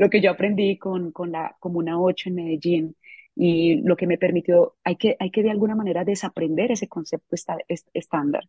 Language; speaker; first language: Spanish; native; Spanish